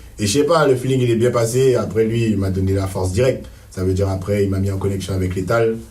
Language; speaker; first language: French; native; French